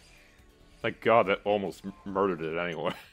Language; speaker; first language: English; native; English